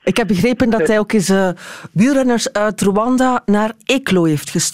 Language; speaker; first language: Dutch; native; Dutch